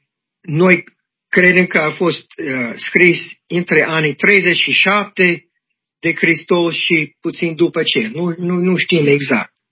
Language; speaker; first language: Romanian; non-native, learner; English